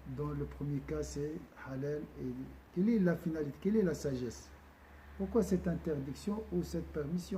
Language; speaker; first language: French; non-native, local second language; Arabic